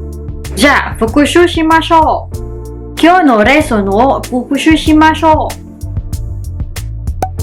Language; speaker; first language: Japanese; non-native, learner; Filipino